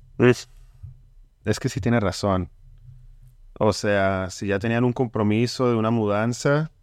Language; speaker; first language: Spanish; native; Spanish